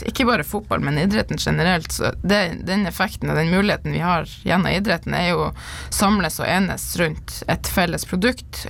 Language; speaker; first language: Norwegian; native; Norwegian